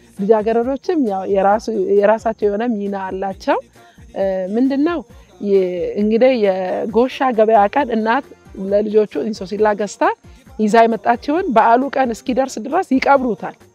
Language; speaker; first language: Amharic; non-native, local second language; Wolaytta